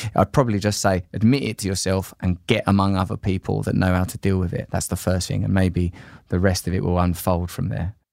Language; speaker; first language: English; native; English